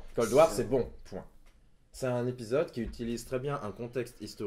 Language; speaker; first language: French; native; French